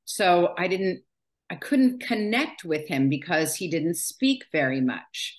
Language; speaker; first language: English; native; English